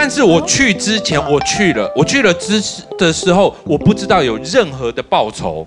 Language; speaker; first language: Chinese; native; Chinese